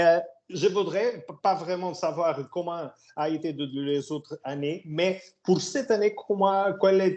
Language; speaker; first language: French; non-native, learner; Portuguese